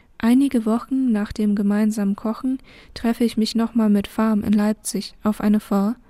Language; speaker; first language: German; early bilingual, other home language; Vietnamese